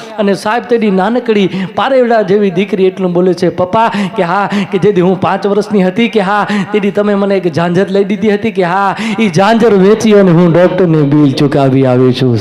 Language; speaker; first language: Gujarati; non-native, local second language; Kachhi